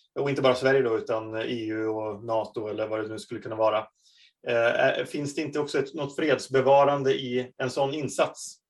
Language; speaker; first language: Swedish; native; Swedish